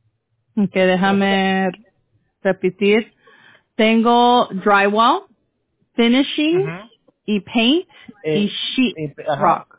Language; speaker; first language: Spanish; early bilingual, heritage; Spanish